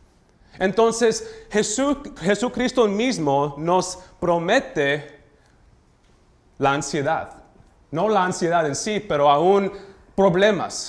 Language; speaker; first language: Spanish; early bilingual, heritage; Spanish